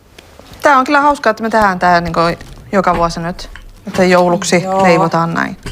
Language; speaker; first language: Finnish; early bilingual, heritage; Finnish